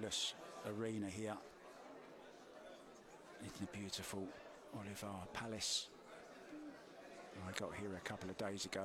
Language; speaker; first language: English; native; English